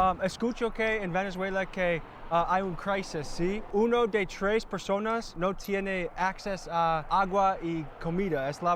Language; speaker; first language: Spanish; non-native, learner; English